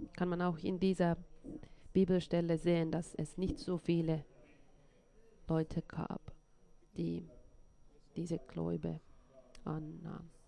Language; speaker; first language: German; non-native, fluent; Finnish